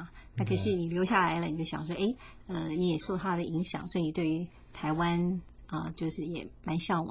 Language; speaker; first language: Chinese; native; Chinese